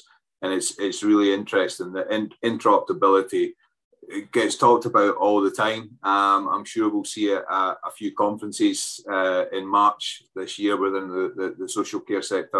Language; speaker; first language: English; native; English